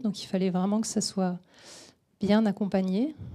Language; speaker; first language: French; native; French